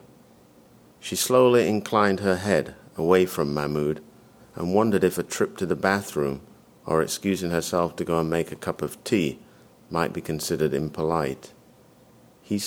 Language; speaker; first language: English; native; English